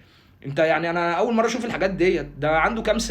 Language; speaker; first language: Arabic; native; Arabic